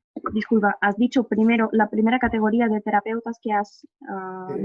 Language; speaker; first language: Spanish; non-native, fluent; Russian